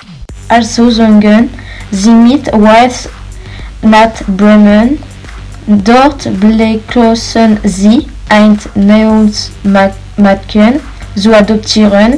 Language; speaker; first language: German; non-native, learner; French